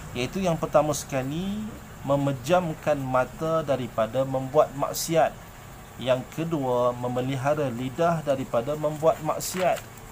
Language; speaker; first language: Malay; native; Malay